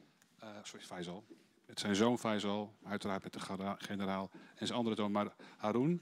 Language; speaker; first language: Dutch; native; Dutch